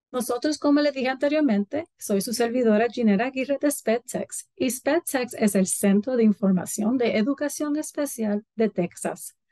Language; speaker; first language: Spanish; early bilingual, heritage; Spanish